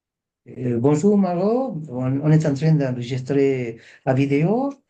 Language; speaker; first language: French; non-native, fluent; Spanish